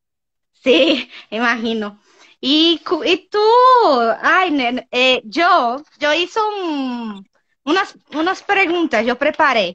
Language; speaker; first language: Spanish; non-native, learner; Portuguese